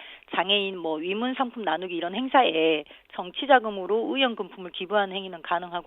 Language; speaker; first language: Korean; native; Korean